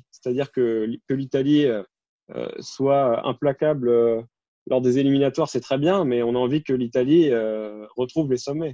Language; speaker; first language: French; native; French